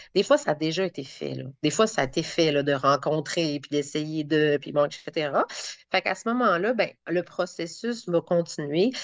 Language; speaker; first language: French; native; French